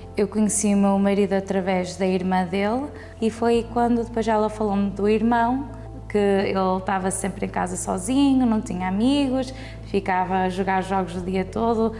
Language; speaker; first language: Portuguese; early bilingual, heritage; Portuguese